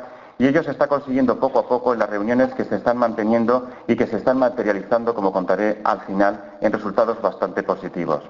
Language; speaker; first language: Spanish; native; Spanish